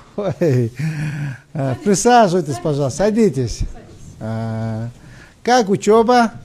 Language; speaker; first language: Russian; non-native, fluent; Kyrgyz